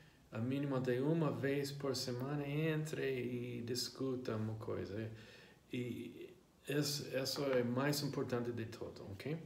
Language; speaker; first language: Portuguese; non-native, fluent; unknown